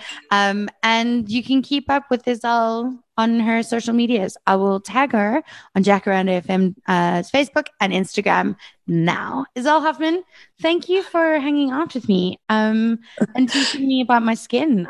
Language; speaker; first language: English; native; English